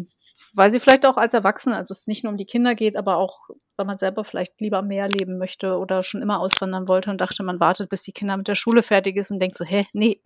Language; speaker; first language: German; native; German